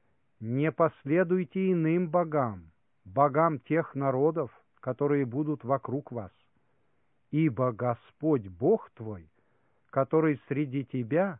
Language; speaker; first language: Russian; native; Russian